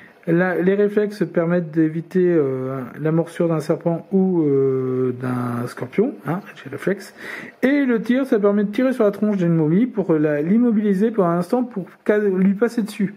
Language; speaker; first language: French; native; French